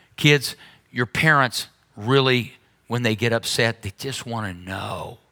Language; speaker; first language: English; native; English